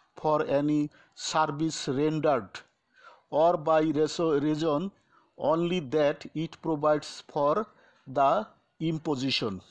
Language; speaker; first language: English; non-native, local second language; Bangla